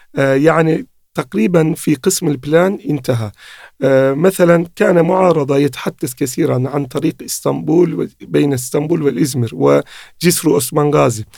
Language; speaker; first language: Arabic; non-native, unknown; Turkish